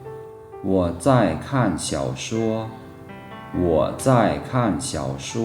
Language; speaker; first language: Chinese; non-native, fluent; Lao